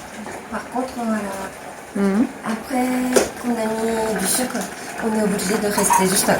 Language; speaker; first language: French; non-native, fluent; Japanese